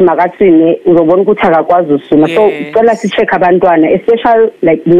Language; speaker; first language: English; non-native, local second language; Xhosa